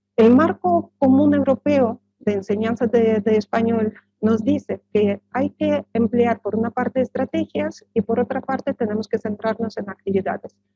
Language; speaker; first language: Spanish; non-native, fluent; Russian